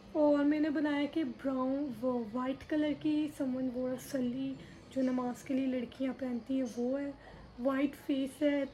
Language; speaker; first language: Hindi; early bilingual, heritage; Urdu